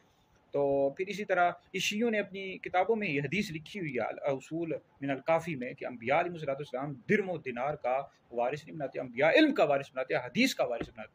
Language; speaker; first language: Urdu; native; Urdu